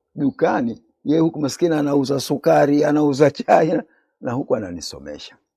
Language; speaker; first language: Swahili; native; Swahili